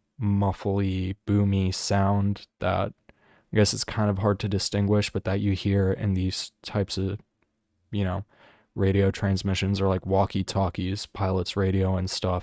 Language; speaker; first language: English; native; English